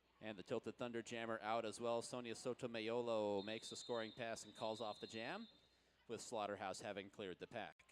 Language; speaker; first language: English; native; English